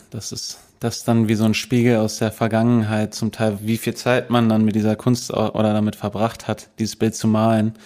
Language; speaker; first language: German; native; German